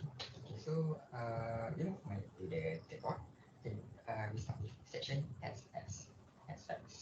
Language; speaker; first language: English; non-native, local second language; Malay